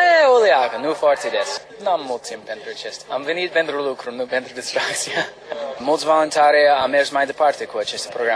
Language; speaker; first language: Romanian; non-native, learner; English